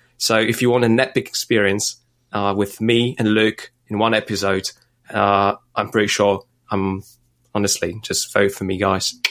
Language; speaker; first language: English; non-native, fluent; Polish